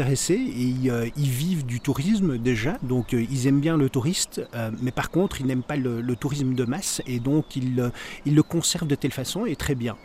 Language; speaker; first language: French; native; French